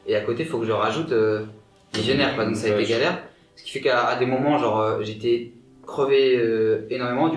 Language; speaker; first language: French; native; French